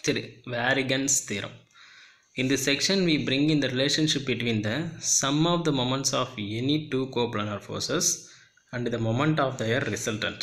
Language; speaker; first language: Tamil; native; Tamil